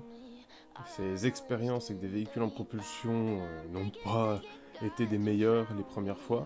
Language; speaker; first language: French; native; French